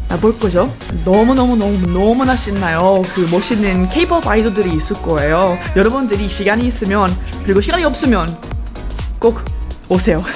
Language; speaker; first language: Korean; non-native, learner; English